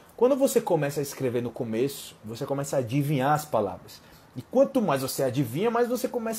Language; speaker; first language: Portuguese; native; Portuguese